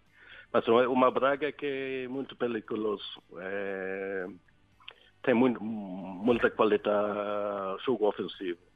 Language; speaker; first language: Italian; non-native, learner; Swedish